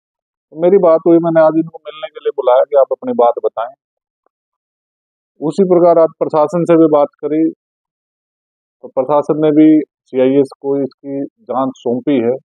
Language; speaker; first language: Hindi; native; Hindi